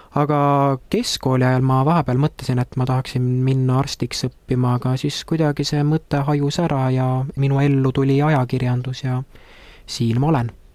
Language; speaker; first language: Estonian; native; Estonian